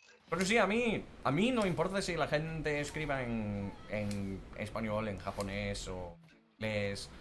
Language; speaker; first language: Spanish; non-native, fluent; English